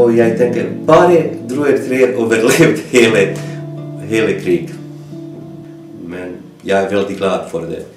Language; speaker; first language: Norwegian; non-native, learner; Bosnian